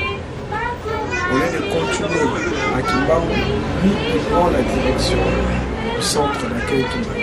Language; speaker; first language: French; non-native, local second language; Kongo